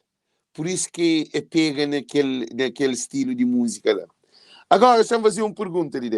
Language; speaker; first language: Portuguese; non-native, local second language; Kabuverdianu